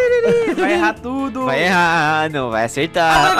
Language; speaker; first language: Portuguese; native; Portuguese